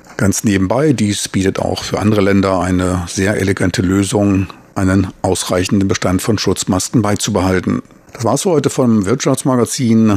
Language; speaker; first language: German; native; German